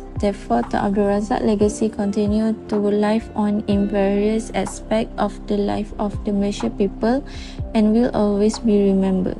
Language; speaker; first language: English; non-native, local second language; Malay